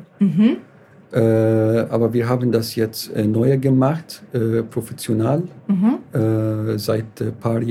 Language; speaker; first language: German; non-native, learner; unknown